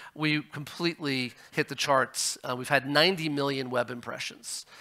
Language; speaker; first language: English; native; English